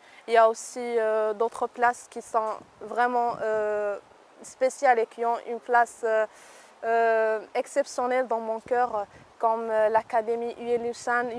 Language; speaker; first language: French; non-native, local second language; Arabic